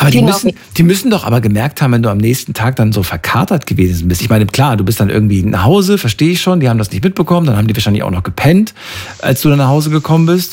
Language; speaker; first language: German; native; German